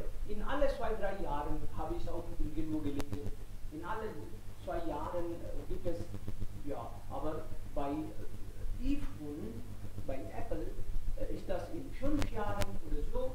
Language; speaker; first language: German; non-native, fluent; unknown